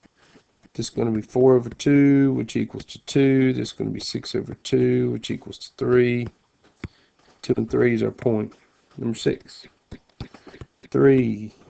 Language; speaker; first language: English; native; English